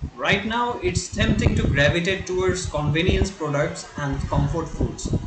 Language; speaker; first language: English; non-native, local second language; Bangla